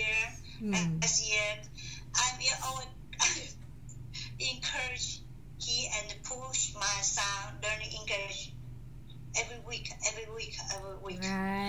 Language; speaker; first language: English; non-native, learner; Chinese